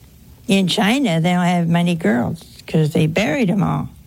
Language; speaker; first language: English; native; English